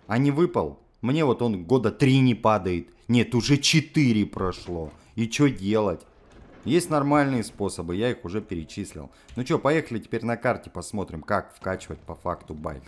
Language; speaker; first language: Russian; native; Russian